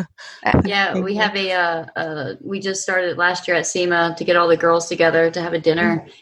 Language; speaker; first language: English; native; English